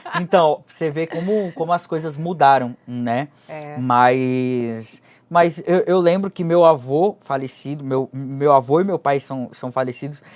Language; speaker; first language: Portuguese; early bilingual, other home language; Japanese